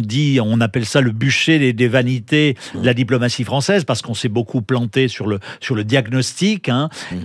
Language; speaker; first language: French; native; French